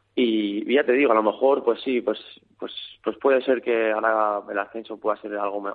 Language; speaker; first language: Spanish; native; Spanish